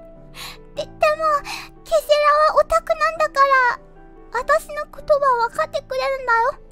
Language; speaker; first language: Japanese; non-native, fluent; Korean